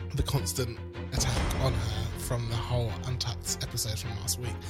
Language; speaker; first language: English; native; English